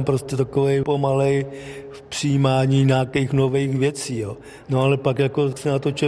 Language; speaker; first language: Czech; native; Czech